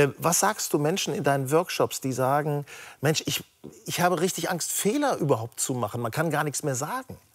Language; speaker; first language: German; native; German